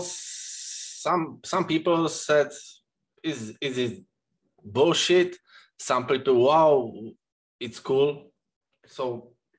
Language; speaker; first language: English; non-native, learner; Czech